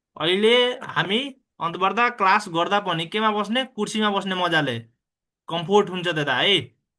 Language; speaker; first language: Nepali; non-native, local second language; Bhojpuri